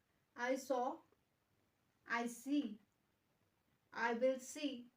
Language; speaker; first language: English; non-native, local second language; Hindi